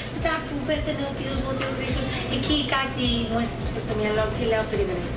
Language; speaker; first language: Greek; early bilingual, heritage; Greek